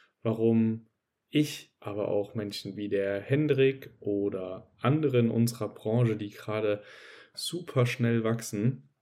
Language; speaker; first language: German; native; German